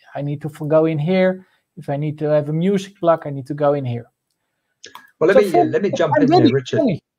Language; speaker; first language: English; non-native, fluent; Dutch